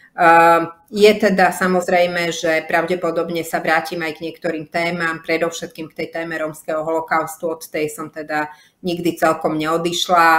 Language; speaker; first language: Slovak; native; Slovak